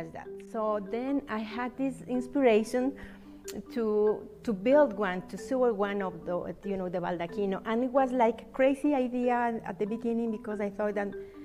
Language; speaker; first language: English; non-native, fluent; Spanish